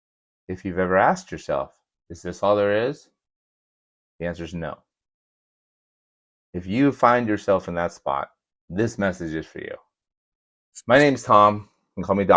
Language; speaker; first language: English; native; English